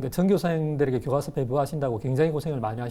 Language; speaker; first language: Korean; native; Korean